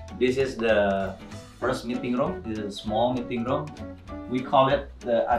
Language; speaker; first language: English; non-native, learner; Indonesian